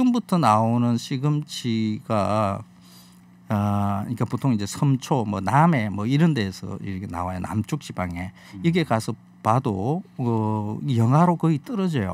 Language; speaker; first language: Korean; native; Korean